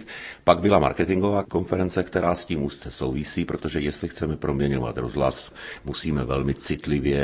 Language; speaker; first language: Czech; native; Czech